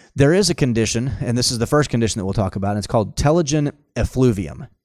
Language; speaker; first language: English; native; English